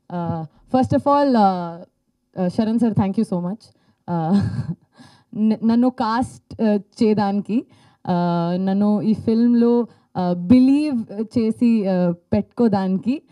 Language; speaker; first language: Telugu; non-native, learner; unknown